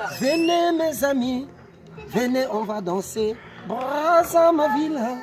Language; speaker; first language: French; non-native, local second language; Lingala